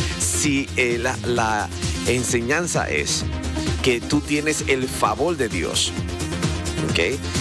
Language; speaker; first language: Spanish; native; Spanish